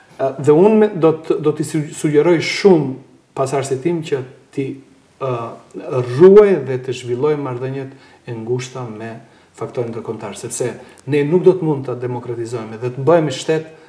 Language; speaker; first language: Albanian; native; Albanian